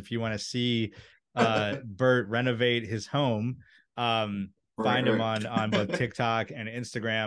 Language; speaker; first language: English; native; English